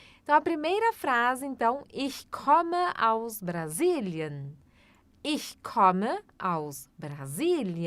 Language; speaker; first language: German; non-native, fluent; Portuguese